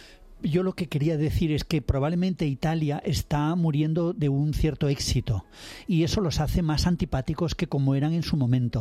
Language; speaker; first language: Spanish; native; Spanish